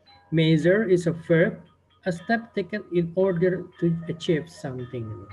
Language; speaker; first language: English; non-native, fluent; Indonesian